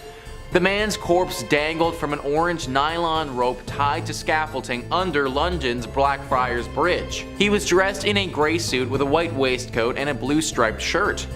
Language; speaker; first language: English; native; English